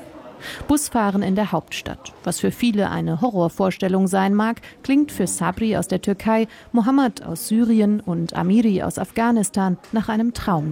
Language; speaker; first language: German; native; German